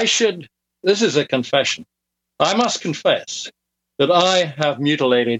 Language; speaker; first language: English; native; English